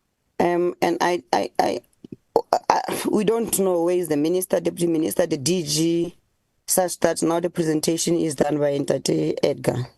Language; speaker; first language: English; non-native, local second language; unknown